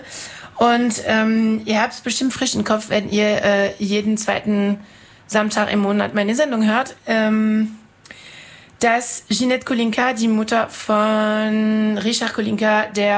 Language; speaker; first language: German; non-native, fluent; French